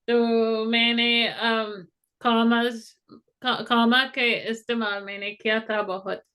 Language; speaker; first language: Hindi; non-native, fluent; English